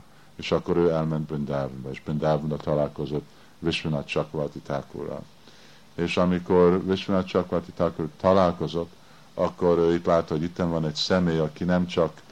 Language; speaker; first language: Hungarian; early bilingual, heritage; Hungarian